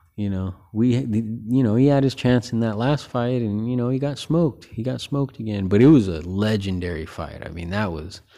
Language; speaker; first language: English; early bilingual, other home language; Filipino